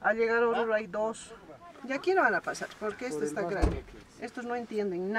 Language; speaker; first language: Spanish; native; Spanish